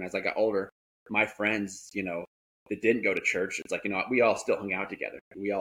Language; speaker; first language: English; native; English